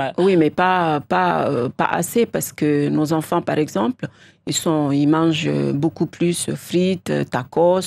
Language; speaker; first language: French; non-native, local second language; Comorian